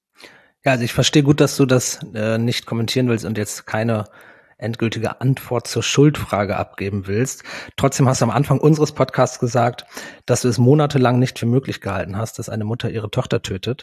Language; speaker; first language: German; native; German